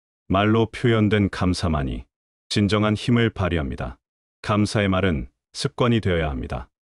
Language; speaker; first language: Korean; native; Korean